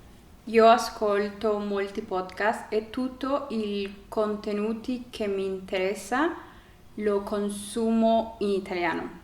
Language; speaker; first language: Italian; non-native, learner; Spanish